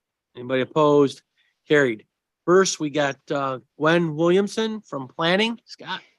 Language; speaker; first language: English; native; English